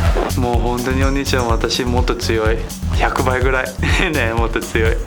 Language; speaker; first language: Japanese; non-native, learner; Portuguese